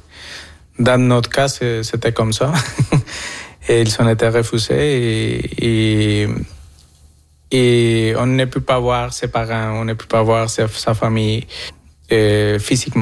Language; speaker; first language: French; non-native, fluent; Spanish